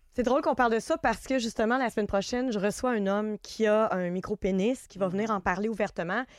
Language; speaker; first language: French; native; French